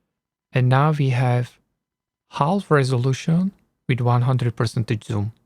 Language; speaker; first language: English; non-native, learner; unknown